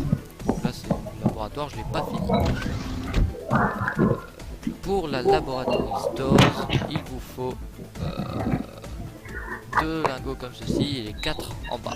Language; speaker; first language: French; native; French